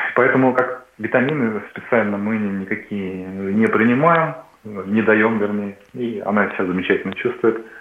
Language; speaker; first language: Russian; native; Russian